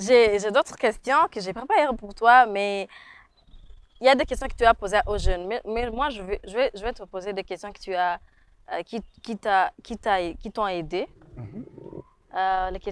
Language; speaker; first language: French; non-native, local second language; Rundi